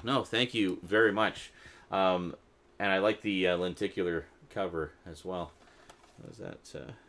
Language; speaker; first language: English; native; English